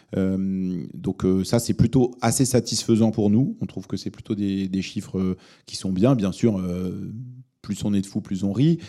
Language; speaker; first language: French; native; French